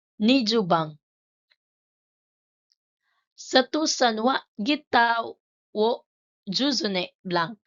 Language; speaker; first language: Japanese; non-native, fluent; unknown